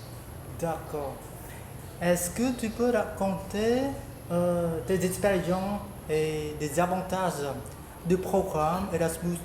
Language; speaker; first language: French; non-native, fluent; Khmer